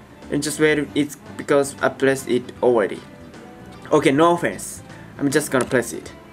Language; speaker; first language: English; non-native, learner; Japanese